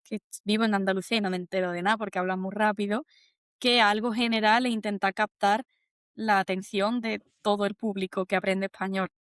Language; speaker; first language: Spanish; native; Spanish